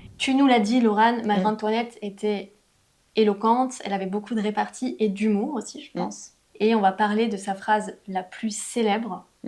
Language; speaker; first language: French; native; French